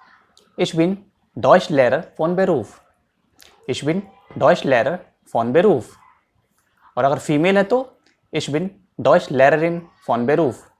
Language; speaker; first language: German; non-native, fluent; Hindi